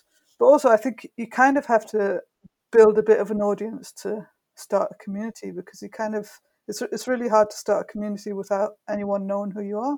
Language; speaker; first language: English; native; English